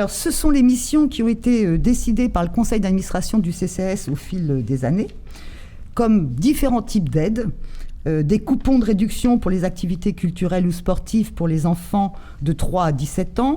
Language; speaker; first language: French; native; French